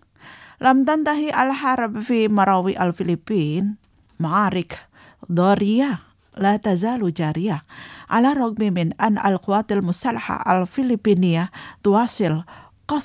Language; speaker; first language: Arabic; non-native, fluent; Indonesian